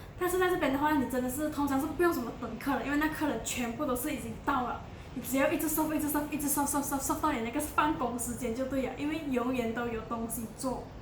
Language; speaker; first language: Chinese; native; Chinese